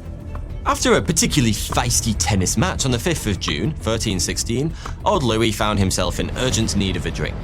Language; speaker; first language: English; native; English